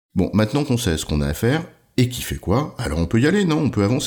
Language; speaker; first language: French; native; French